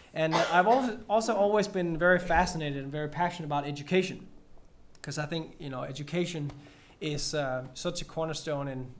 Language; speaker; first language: English; non-native, fluent; Danish